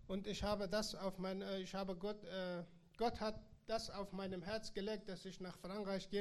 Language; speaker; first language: German; non-native, learner; Persian